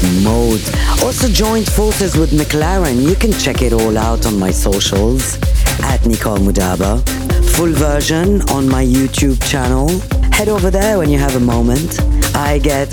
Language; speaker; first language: English; native; English